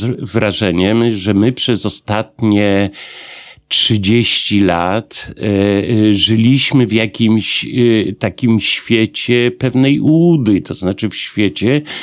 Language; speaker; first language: Polish; native; Polish